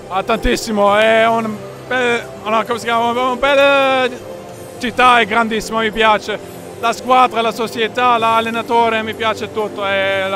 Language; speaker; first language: Italian; non-native, learner; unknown